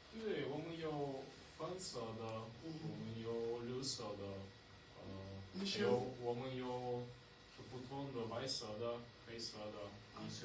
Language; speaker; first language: Chinese; non-native, learner; Somali